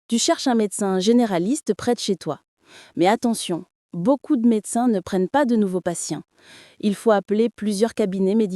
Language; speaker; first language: French; non-native, fluent; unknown